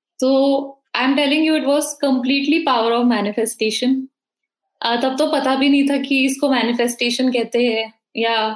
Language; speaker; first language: Hindi; native; Hindi